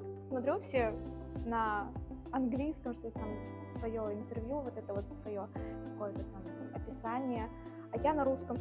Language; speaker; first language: Russian; native; Russian